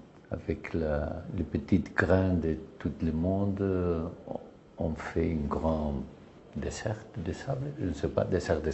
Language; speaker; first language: French; non-native, learner; Spanish